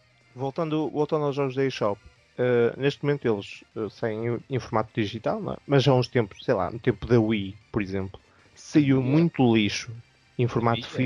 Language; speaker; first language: Portuguese; native; Portuguese